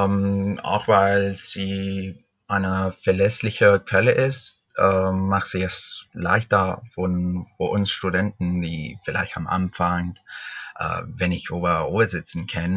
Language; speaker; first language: German; non-native, fluent; Spanish